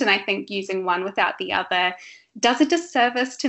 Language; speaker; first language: English; native; English